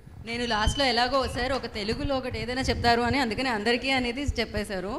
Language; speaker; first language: Telugu; native; Telugu